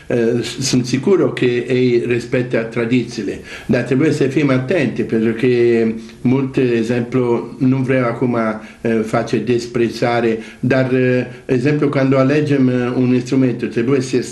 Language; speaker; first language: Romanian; non-native, learner; Italian